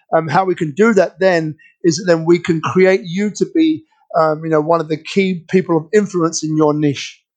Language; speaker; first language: English; native; English